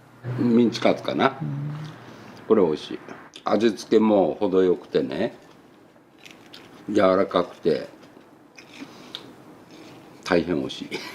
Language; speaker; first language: Japanese; native; Japanese